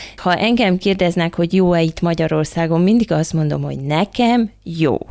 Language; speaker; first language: Hungarian; native; Hungarian